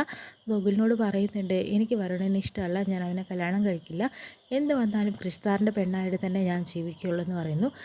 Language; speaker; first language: Malayalam; native; Malayalam